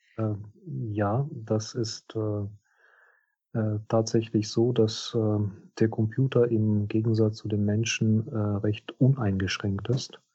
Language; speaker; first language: German; non-native, fluent; Russian